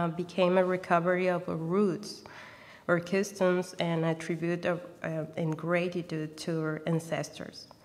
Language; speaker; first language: English; non-native, fluent; Spanish